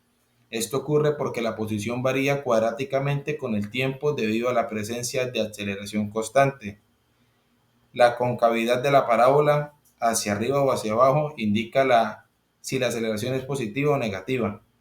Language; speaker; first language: Spanish; native; Spanish